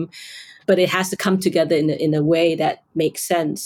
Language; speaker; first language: English; non-native, local second language; Cantonese